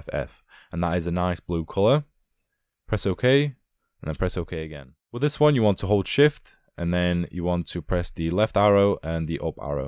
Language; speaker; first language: English; native; English